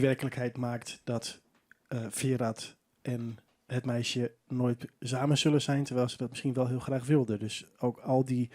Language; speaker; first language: Dutch; non-native, local second language; Western Frisian